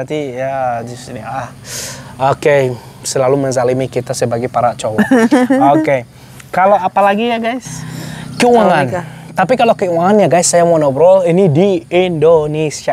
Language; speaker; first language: Indonesian; non-native, fluent; Arabic